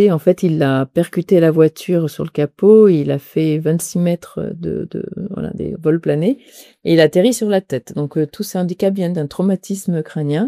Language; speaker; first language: French; native; French